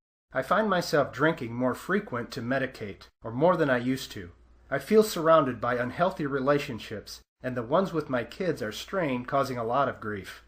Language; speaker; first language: English; native; English